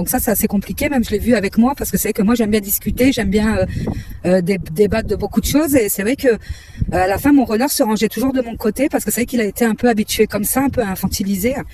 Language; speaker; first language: French; native; French